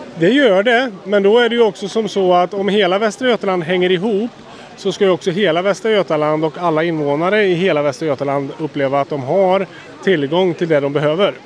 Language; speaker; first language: Swedish; native; Swedish